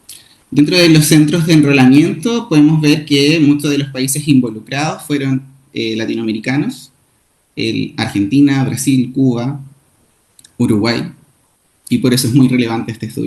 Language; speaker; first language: Spanish; native; Spanish